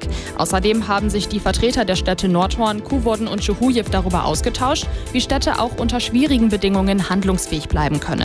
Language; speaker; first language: German; native; German